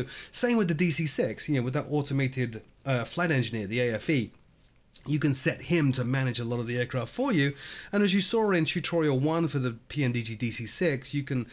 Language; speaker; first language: English; native; English